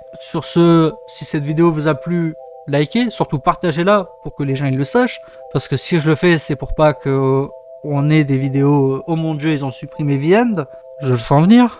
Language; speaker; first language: French; native; French